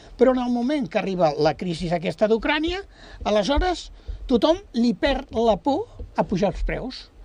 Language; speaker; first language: Catalan; native; Catalan